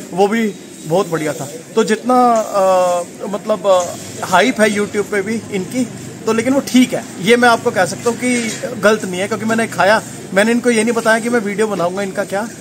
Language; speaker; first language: Hindi; native; Hindi